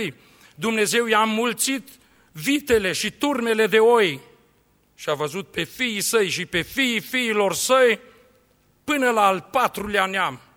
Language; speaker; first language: Romanian; native; Romanian